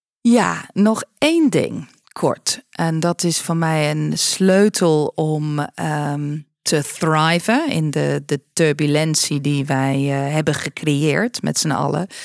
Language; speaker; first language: Dutch; non-native, fluent; English